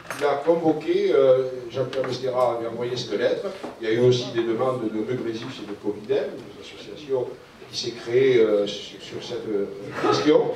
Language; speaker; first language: French; native; French